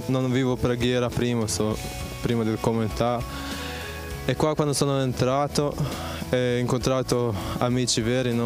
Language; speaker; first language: Italian; non-native, fluent; Bosnian